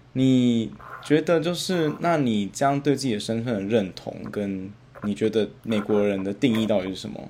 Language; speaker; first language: Chinese; native; Chinese